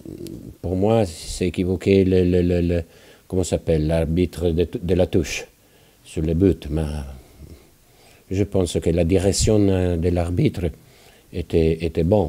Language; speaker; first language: French; non-native, fluent; Italian